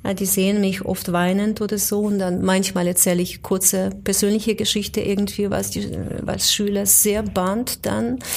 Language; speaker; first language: German; non-native, fluent; Ukrainian